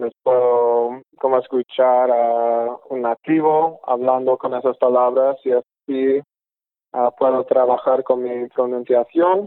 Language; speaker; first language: Spanish; non-native, fluent; English